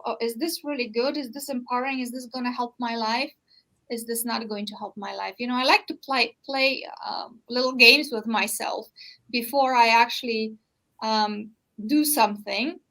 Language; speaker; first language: English; non-native, fluent; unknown